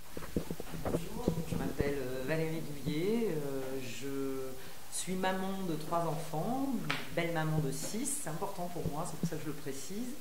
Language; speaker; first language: French; native; French